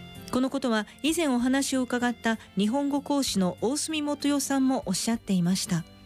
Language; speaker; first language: Japanese; native; Japanese